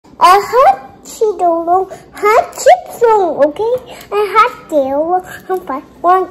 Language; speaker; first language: Vietnamese; early bilingual, heritage; Vietnamese